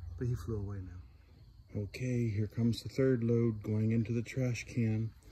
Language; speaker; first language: English; native; English